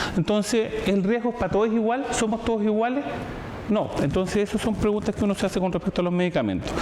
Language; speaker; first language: Spanish; native; Spanish